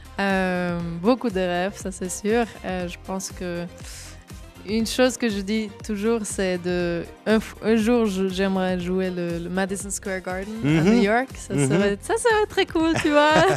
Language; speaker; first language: French; non-native, local second language; German